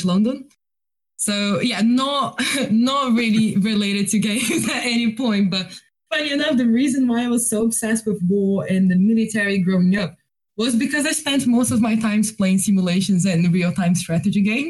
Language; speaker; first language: English; non-native, fluent; Portuguese